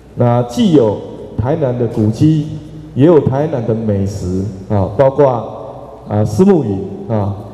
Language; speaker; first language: Chinese; native; Chinese